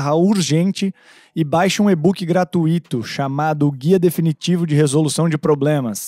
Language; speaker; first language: Portuguese; native; Portuguese